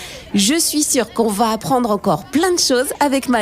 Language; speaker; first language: French; native; French